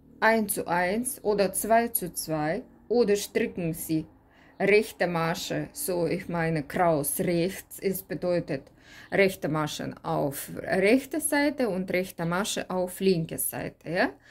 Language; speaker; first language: German; non-native, learner; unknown